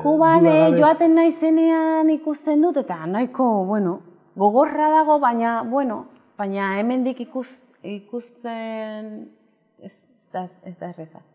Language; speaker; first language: Basque; non-native, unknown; Spanish